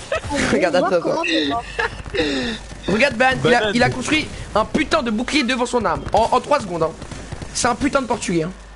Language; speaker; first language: French; native; French